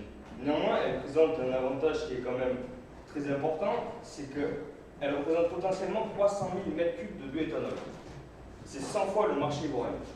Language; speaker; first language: French; native; French